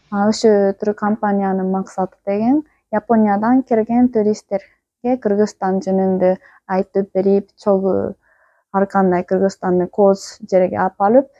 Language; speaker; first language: Kyrgyz; non-native, fluent; Japanese